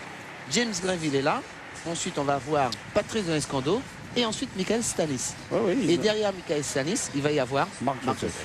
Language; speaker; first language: French; native; French